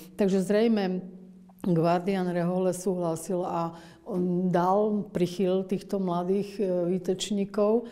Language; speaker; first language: Slovak; native; Slovak